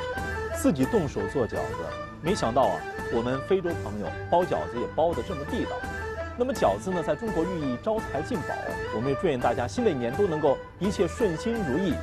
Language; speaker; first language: Chinese; native; Chinese